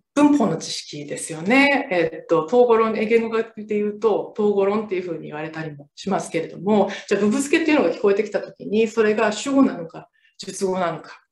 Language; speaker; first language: Japanese; native; Japanese